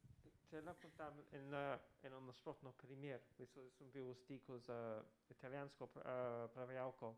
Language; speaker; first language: Slovenian; non-native, fluent; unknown